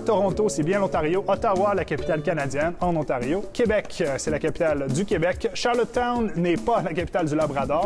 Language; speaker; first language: French; native; French